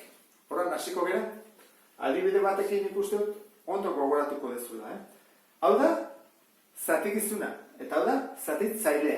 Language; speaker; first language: Basque; native; Basque